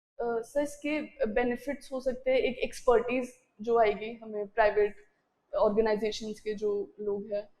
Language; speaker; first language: Hindi; native; Hindi